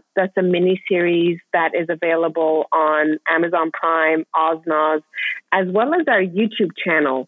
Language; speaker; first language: English; non-native, fluent; Persian